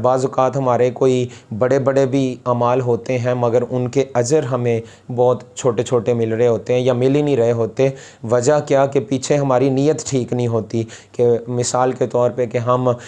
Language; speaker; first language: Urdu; non-native, local second language; Punjabi